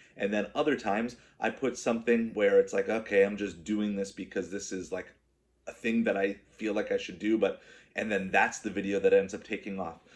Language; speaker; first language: English; native; English